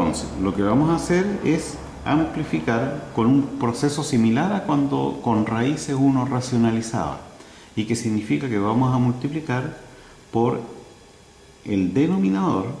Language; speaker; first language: Spanish; native; Spanish